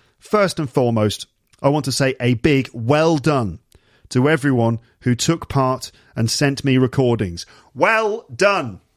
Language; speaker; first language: English; native; English